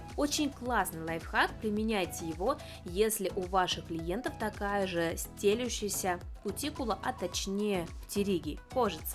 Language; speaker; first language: Russian; native; Russian